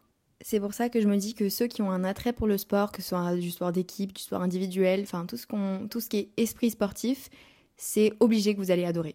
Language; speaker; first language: French; native; French